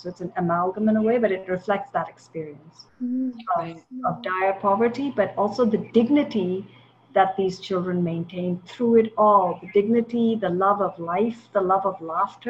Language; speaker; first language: English; non-native, local second language; Tamil